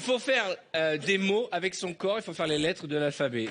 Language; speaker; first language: French; native; French